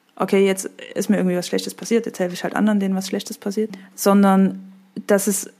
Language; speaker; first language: German; native; German